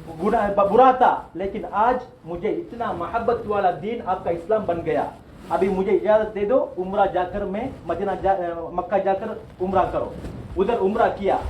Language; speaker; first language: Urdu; non-native, local second language; Tamil